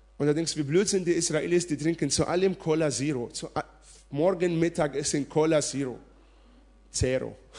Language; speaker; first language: German; non-native, fluent; Arabic